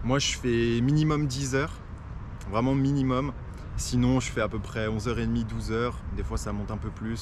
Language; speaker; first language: French; native; French